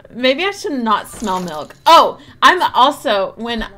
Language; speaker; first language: English; native; English